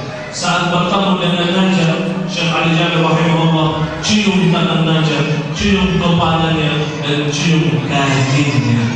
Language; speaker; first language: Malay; non-native, fluent; Arabic